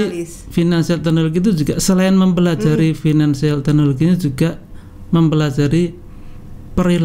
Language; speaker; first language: Indonesian; native; Indonesian